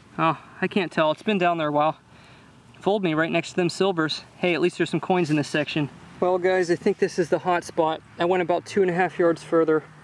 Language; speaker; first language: English; native; English